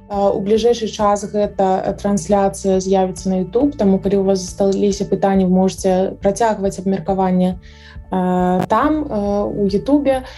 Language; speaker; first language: Belarusian; non-native, local second language; Russian